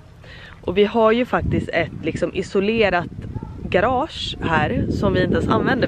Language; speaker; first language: Swedish; native; Swedish